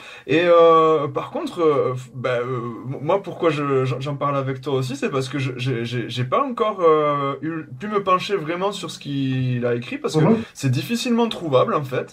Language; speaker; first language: French; native; French